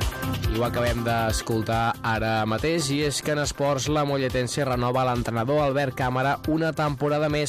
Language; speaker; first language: Catalan; native; Catalan